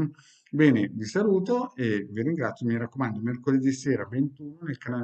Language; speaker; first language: Italian; native; Italian